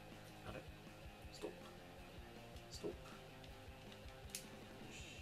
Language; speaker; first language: Japanese; non-native, learner; English